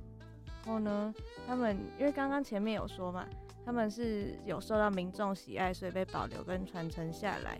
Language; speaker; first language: Chinese; native; Chinese